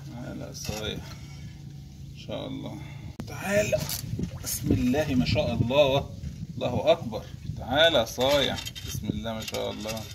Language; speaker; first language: Arabic; native; Arabic